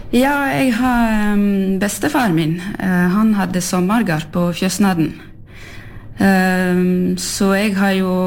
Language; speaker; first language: Norwegian; early bilingual, heritage; French